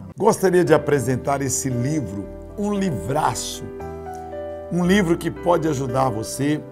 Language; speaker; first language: Portuguese; native; Portuguese